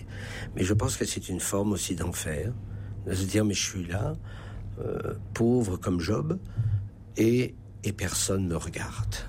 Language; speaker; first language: French; native; French